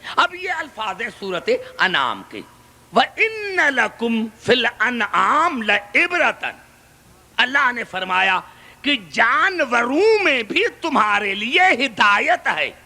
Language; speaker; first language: Urdu; non-native, local second language; Sindhi